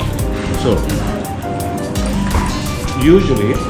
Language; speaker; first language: English; non-native, fluent; Khmer